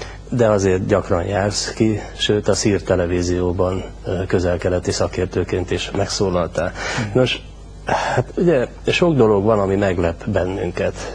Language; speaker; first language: Hungarian; native; Hungarian